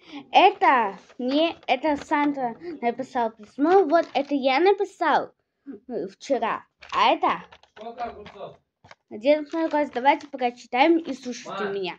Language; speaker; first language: Russian; non-native, local second language; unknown